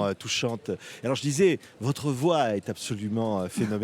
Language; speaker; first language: French; native; French